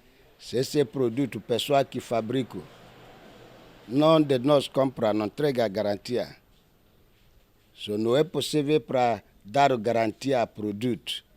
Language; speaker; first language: Portuguese; non-native, learner; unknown